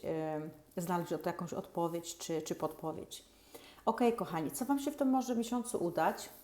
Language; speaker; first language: Polish; native; Polish